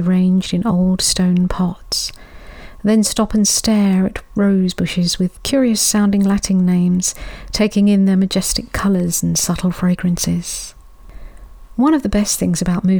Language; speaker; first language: English; native; English